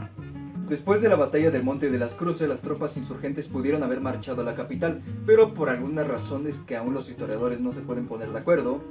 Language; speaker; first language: Spanish; native; Spanish